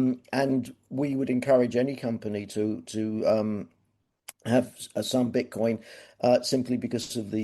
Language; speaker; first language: English; native; English